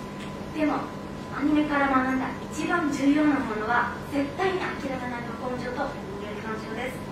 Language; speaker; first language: Japanese; non-native, fluent; Bangla